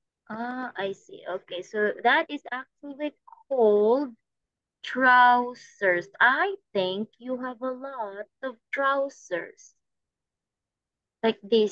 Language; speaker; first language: English; non-native, fluent; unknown